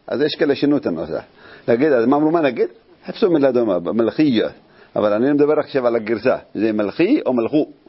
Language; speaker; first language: Hebrew; native; Hebrew